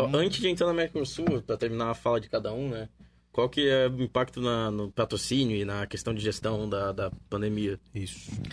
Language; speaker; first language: Portuguese; native; Portuguese